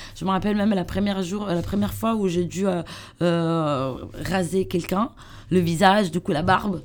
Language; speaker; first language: French; non-native, learner; Italian